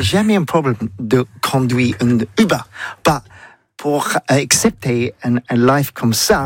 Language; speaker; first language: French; non-native, learner; English